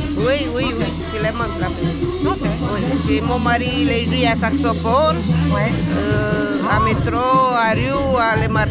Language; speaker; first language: French; non-native, learner; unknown